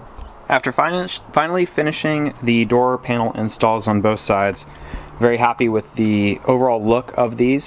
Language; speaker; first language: English; native; English